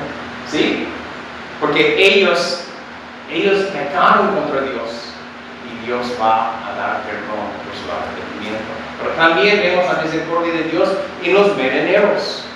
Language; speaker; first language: Spanish; non-native, fluent; English